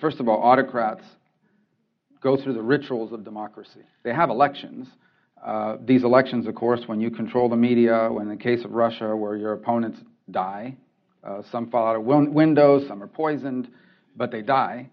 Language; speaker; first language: English; early bilingual, other home language; Spanish